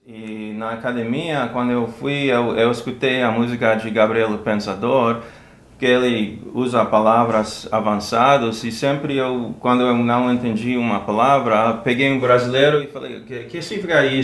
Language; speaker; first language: Portuguese; non-native, fluent; English